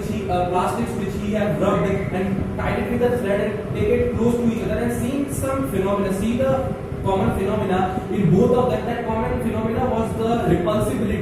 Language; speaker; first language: English; non-native, local second language; Hindi